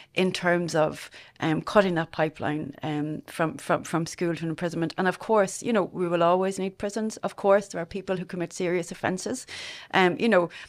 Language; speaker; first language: English; native; English